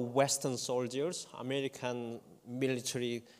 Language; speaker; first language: English; non-native, fluent; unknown